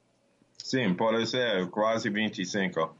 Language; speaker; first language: Portuguese; non-native, learner; Spanish